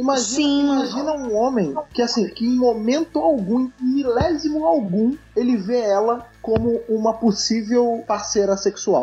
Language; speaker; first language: Portuguese; native; Portuguese